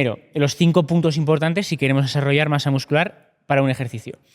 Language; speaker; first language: Spanish; native; Spanish